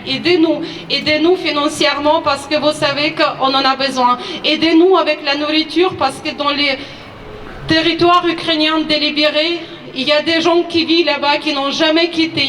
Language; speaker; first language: French; non-native, fluent; Ukrainian